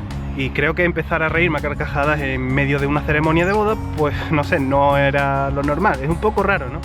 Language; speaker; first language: Spanish; native; Spanish